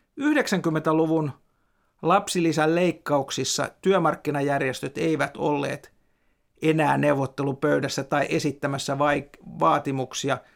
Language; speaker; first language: Finnish; native; Finnish